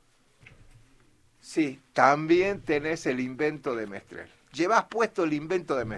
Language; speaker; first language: Spanish; native; Spanish